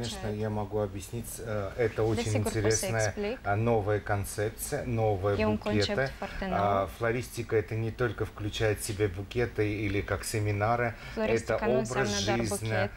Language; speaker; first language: Russian; non-native, fluent; Romanian